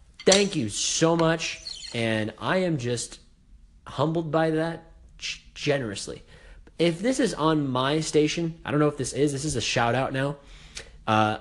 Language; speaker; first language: English; native; English